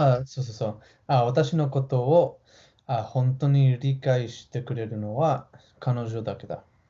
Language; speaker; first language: Japanese; non-native, learner; English